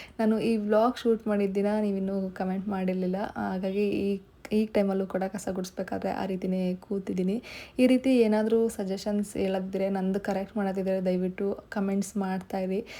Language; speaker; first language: Kannada; native; Kannada